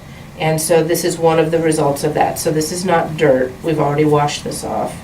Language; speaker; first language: English; native; English